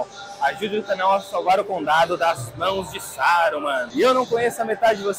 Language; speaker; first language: Portuguese; native; Portuguese